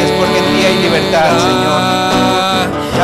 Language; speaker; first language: Spanish; native; Spanish